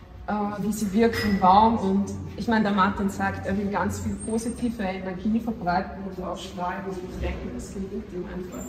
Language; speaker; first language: German; native; German